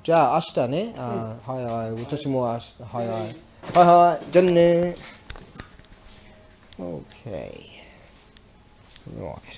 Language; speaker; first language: Japanese; non-native, learner; English